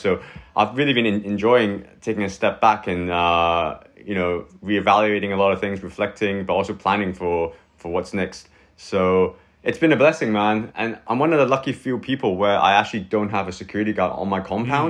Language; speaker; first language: English; native; English